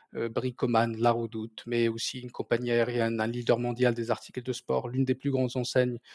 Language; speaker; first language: French; non-native, local second language; Berber languages